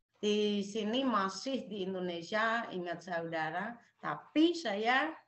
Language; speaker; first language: Indonesian; non-native, local second language; Javanese